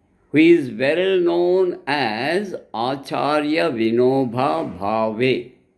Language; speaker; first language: English; non-native, local second language; Telugu